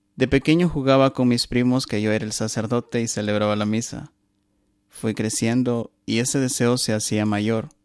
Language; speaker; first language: Spanish; native; Spanish